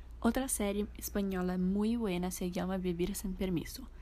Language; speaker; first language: Spanish; non-native, fluent; Portuguese